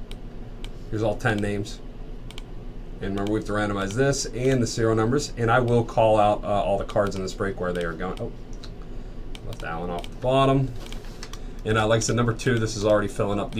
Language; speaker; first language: English; native; English